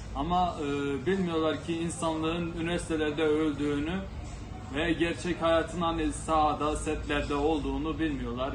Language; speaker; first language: Turkish; non-native, local second language; Kurdish